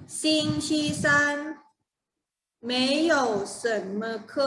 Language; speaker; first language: Chinese; non-native, fluent; Thai